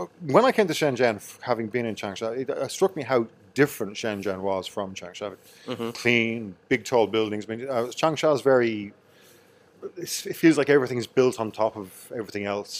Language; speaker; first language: English; native; English